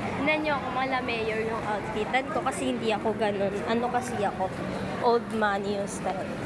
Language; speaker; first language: Filipino; native; Filipino